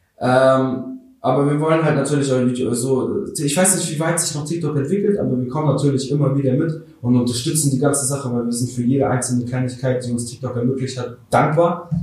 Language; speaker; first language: German; early bilingual, other home language; Russian